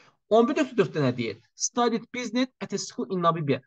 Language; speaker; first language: English; non-native, fluent; Azerbaijani